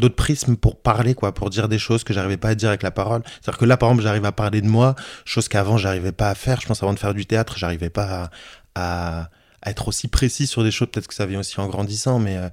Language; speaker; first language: French; native; French